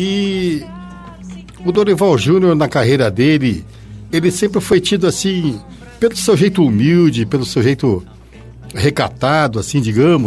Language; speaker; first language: Portuguese; native; Portuguese